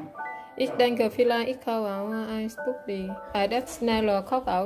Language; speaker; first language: German; non-native, learner; Vietnamese